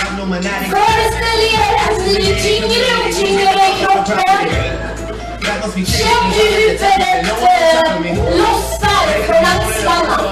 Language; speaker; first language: Swedish; native; Swedish